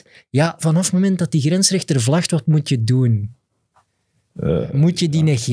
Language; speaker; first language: Dutch; native; Dutch